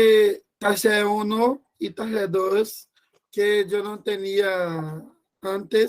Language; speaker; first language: Spanish; non-native, learner; Portuguese